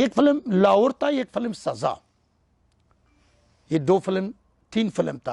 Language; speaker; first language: Hindi; non-native, learner; Persian